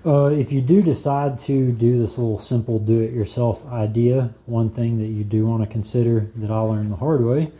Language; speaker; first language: English; native; English